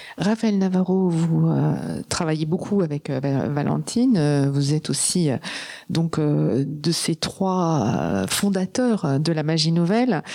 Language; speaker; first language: French; native; French